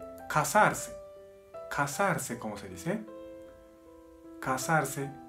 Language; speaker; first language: Spanish; non-native, fluent; Japanese